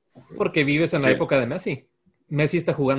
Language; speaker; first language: Spanish; native; Spanish